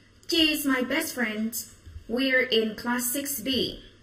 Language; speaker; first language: English; non-native, fluent; Vietnamese